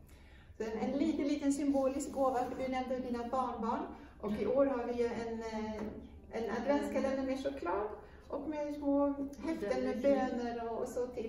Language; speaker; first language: Swedish; native; Swedish